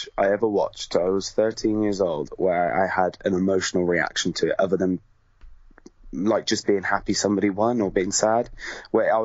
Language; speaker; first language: English; native; English